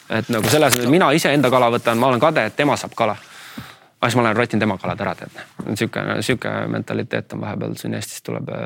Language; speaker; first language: Estonian; native; Estonian